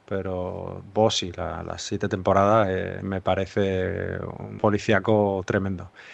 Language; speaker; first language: Spanish; native; Spanish